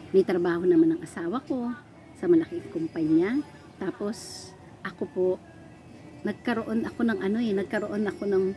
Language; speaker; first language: Filipino; non-native, local second language; Pampanga